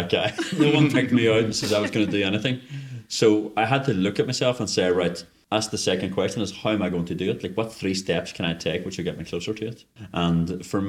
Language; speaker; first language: English; native; English